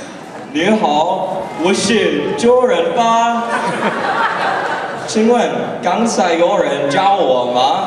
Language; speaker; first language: Chinese; non-native, learner; English